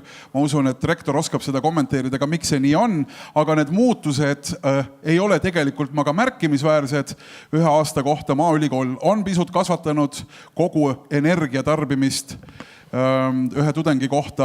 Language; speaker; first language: Estonian; native; Estonian